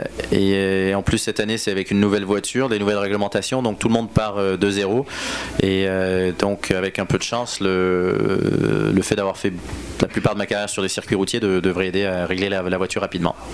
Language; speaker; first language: French; native; French